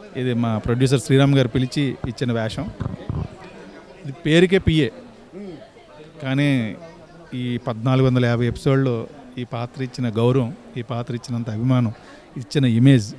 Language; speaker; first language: Telugu; native; Telugu